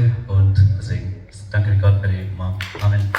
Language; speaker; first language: German; early bilingual, other home language; Tamil